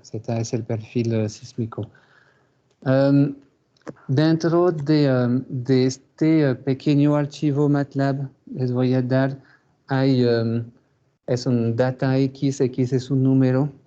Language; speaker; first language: Spanish; non-native, fluent; French